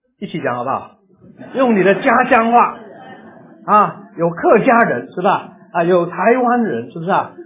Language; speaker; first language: Chinese; non-native, local second language; Cantonese